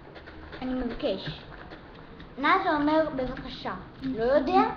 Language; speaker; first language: Hebrew; early bilingual, other home language; Russian